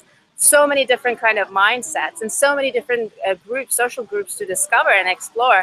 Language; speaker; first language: English; non-native, fluent; Persian